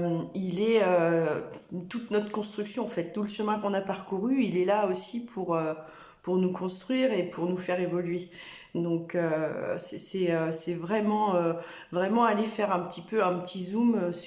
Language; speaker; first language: French; native; French